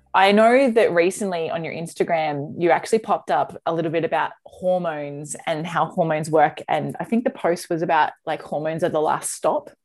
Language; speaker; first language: English; native; English